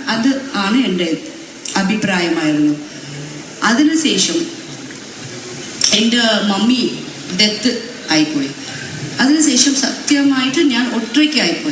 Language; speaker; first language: Malayalam; non-native, local second language; Tamil